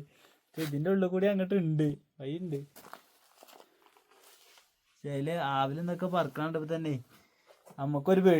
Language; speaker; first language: Malayalam; native; Malayalam